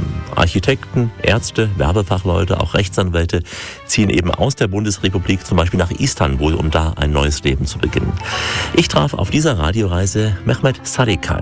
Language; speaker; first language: German; native; German